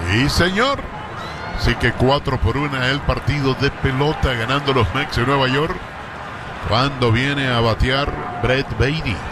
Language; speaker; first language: Spanish; native; Spanish